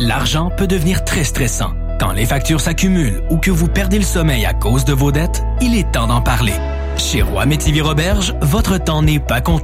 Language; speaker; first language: French; native; French